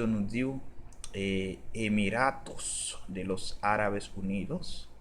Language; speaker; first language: Spanish; non-native, learner; Haitian Creole